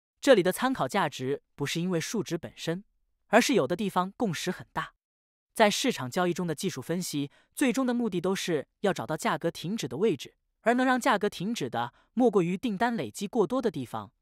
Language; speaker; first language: Chinese; native; Chinese